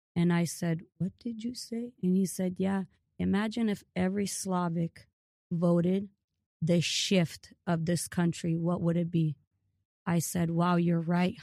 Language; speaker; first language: English; early bilingual, other home language; Ukrainian